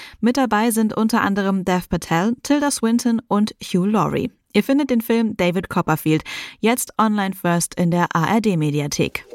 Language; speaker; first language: German; native; German